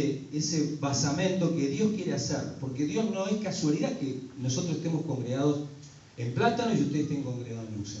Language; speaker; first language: Spanish; native; Spanish